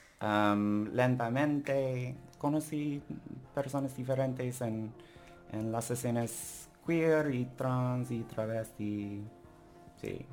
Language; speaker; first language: Spanish; non-native, learner; English